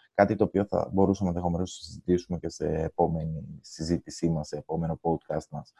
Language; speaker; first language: Greek; native; Greek